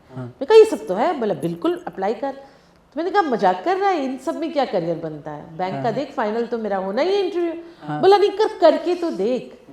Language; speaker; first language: Hindi; non-native, local second language; Tamil